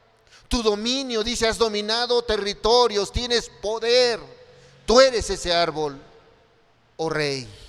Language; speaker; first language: Spanish; native; Spanish